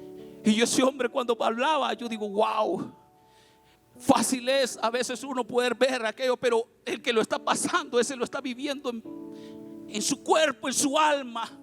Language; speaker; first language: Spanish; native; Spanish